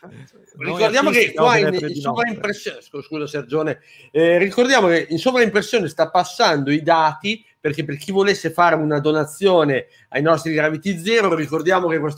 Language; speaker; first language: Italian; native; Italian